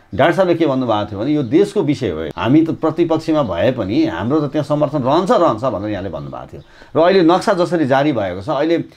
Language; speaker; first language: Nepali; native; Nepali